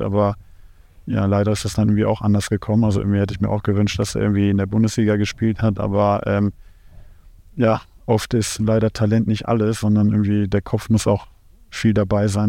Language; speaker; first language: German; native; German